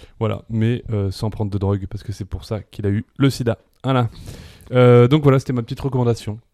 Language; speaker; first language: French; early bilingual, other home language; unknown